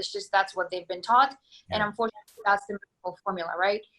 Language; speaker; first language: English; non-native, fluent; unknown